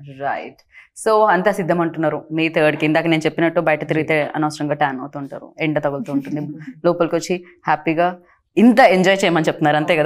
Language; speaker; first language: Telugu; native; Telugu